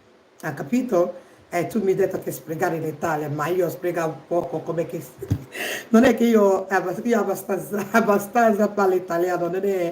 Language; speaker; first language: Italian; non-native, learner; Igbo